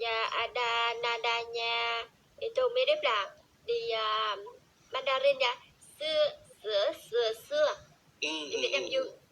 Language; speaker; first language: Indonesian; non-native, learner; Vietnamese